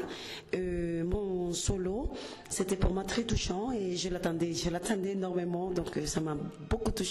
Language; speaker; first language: French; non-native, fluent; Spanish